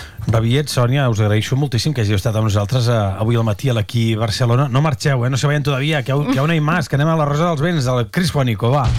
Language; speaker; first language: Catalan; native; Catalan